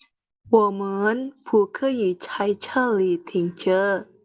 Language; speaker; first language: Chinese; non-native, learner; Indonesian